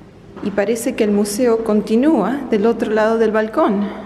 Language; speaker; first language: Spanish; native; Spanish